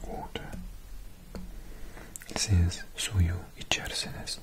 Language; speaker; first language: Turkish; non-native, learner; English